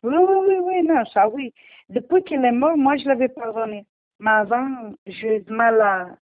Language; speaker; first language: French; non-native, learner; Portuguese